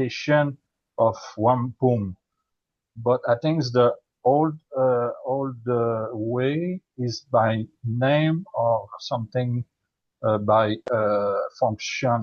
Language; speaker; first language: English; non-native, learner; French